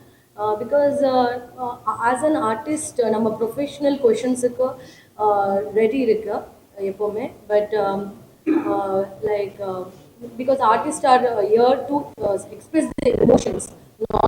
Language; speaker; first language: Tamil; non-native, learner; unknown